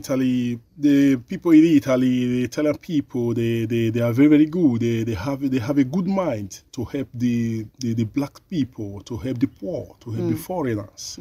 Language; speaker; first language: English; non-native, learner; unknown